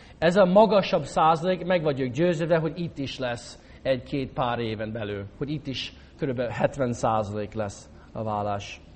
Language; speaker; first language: Hungarian; non-native, fluent; English